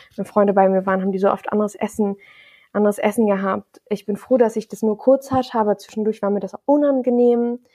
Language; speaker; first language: German; native; German